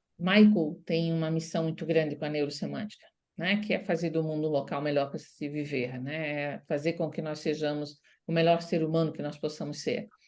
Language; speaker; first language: Portuguese; native; Portuguese